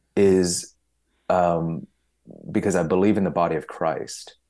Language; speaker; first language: English; native; English